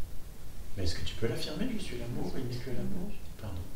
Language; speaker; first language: French; native; French